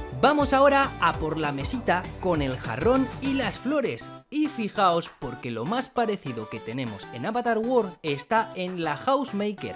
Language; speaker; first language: Spanish; native; Spanish